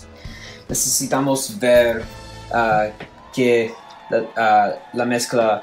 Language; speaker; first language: Spanish; non-native, learner; English